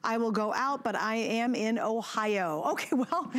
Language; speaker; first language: English; native; English